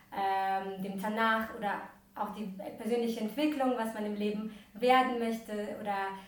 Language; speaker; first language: German; early bilingual, other home language; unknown